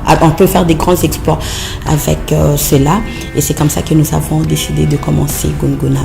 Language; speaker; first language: French; non-native, local second language; Swahili